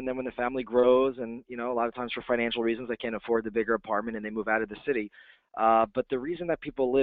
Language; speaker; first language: English; native; English